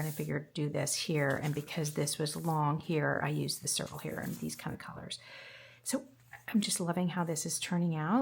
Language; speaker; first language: English; native; English